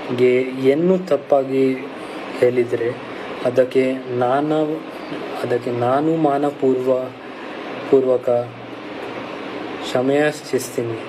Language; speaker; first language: Kannada; non-native, local second language; Hindi